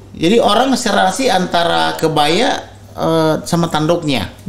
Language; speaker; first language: Indonesian; non-native, local second language; Batak Toba